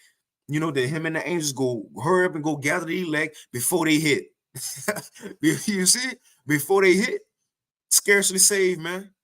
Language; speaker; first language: English; native; English